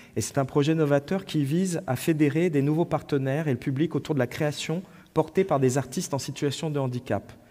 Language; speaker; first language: French; native; French